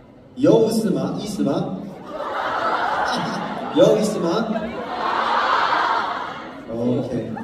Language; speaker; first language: Chinese; non-native, learner; Korean